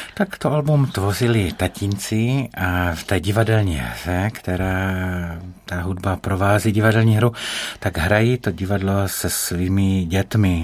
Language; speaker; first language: Czech; native; Czech